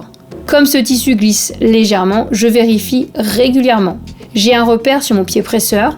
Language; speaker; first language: French; native; French